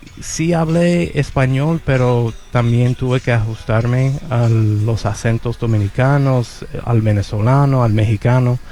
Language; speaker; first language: Spanish; non-native, fluent; English